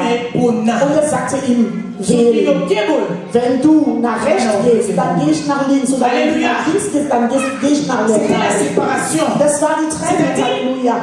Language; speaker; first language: German; non-native, fluent; French